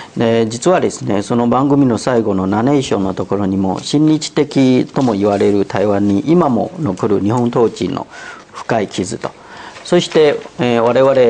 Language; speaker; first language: Japanese; non-native, fluent; Chinese